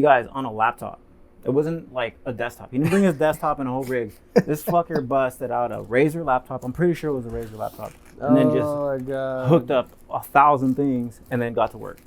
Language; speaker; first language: English; native; English